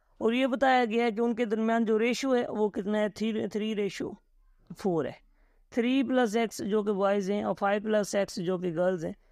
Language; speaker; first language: Urdu; native; Urdu